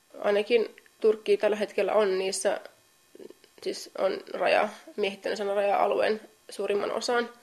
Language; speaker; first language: Finnish; non-native, fluent; Kurdish